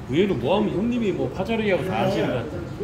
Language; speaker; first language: Korean; native; Korean